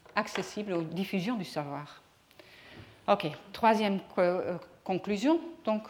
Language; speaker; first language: French; non-native, fluent; Dutch